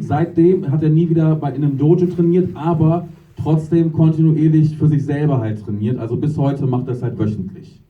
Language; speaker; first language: German; native; German